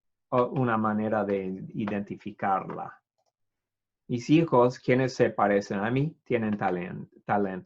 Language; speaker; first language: Spanish; non-native, fluent; English